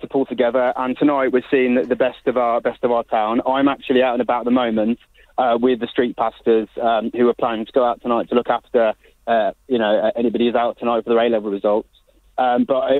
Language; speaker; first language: English; native; English